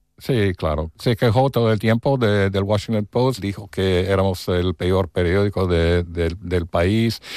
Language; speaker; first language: Spanish; non-native, fluent; English